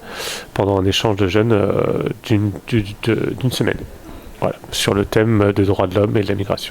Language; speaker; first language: French; native; French